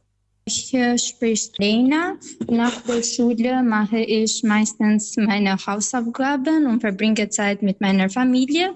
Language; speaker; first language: German; non-native, fluent; Albanian